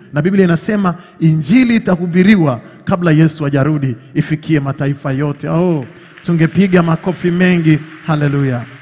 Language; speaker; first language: Swahili; native; Swahili